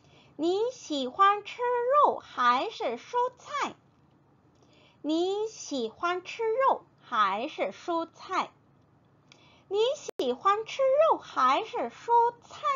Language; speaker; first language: Chinese; non-native, fluent; Korean